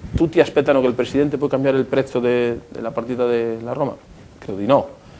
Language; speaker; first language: Italian; non-native, fluent; Spanish